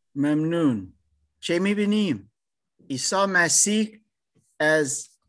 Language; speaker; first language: Persian; non-native, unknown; German